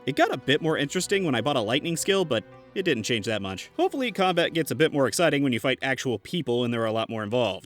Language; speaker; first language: English; native; English